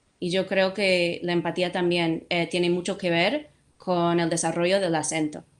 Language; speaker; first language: Spanish; non-native, fluent; English